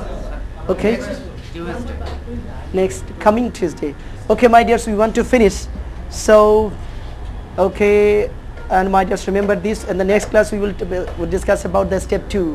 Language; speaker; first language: English; non-native, fluent; Bangla